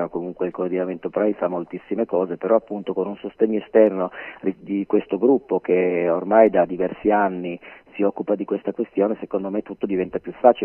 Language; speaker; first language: Italian; native; Italian